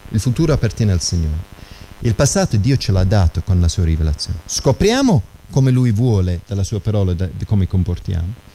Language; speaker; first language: Italian; non-native, fluent; English